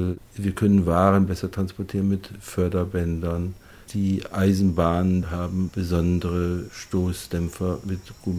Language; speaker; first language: German; native; German